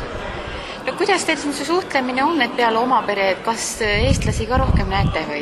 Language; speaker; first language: Estonian; native; Estonian